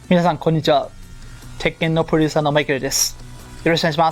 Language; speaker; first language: Japanese; non-native, fluent; English